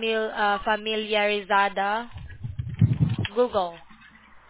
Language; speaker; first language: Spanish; non-native, learner; English